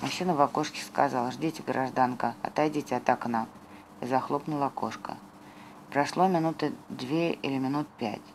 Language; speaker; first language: Russian; native; Russian